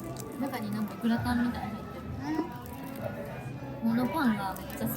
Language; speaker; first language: Japanese; native; Japanese